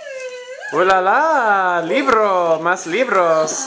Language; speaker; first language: Spanish; non-native, fluent; English